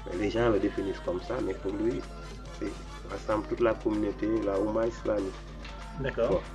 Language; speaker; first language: French; non-native, local second language; Wolof